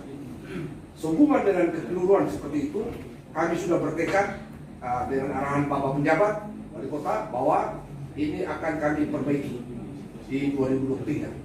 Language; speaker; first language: Indonesian; native; Indonesian